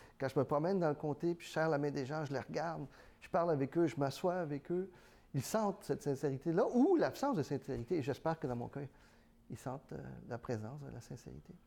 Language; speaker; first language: French; early bilingual, other home language; Spanish